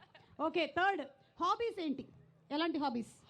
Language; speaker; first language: Telugu; native; Telugu